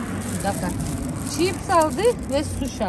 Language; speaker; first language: Turkish; non-native, learner; Russian